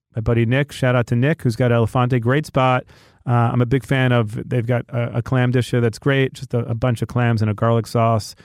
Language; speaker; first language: English; native; English